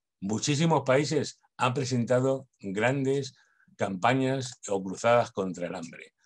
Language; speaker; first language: Spanish; native; Spanish